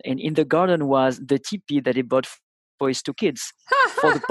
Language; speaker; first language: English; non-native, fluent; French